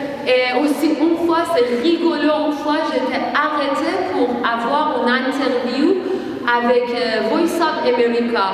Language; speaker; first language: French; non-native, learner; Persian